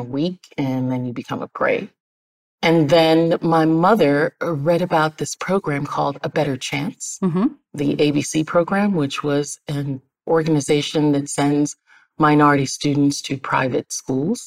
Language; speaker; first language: English; native; English